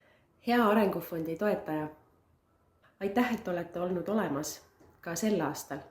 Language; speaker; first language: Estonian; native; Estonian